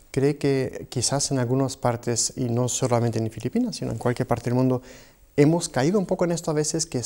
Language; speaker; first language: Spanish; native; Spanish